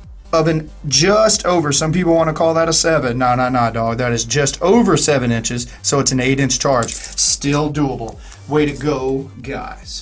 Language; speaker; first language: English; native; English